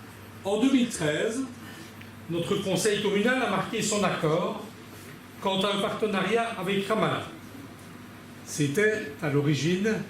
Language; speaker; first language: French; native; French